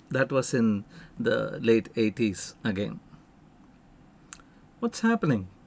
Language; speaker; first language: English; non-native, local second language; Tamil